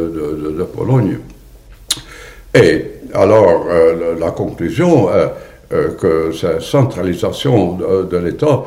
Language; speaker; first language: French; non-native, fluent; Dutch